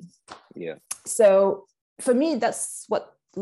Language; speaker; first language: English; non-native, fluent; French